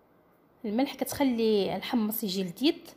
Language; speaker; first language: Arabic; native; Arabic